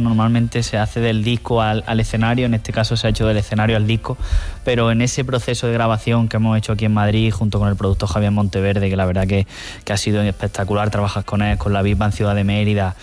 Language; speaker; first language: Spanish; native; Spanish